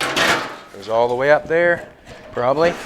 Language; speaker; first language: English; native; English